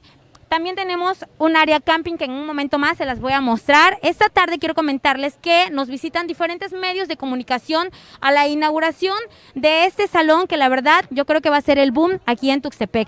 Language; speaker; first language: Spanish; native; Spanish